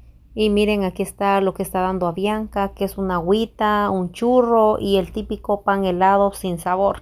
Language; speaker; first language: Spanish; native; Spanish